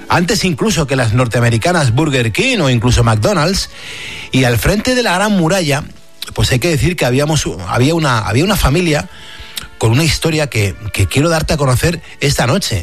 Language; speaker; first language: Spanish; native; Spanish